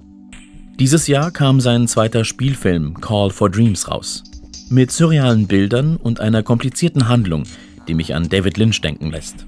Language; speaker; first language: German; native; German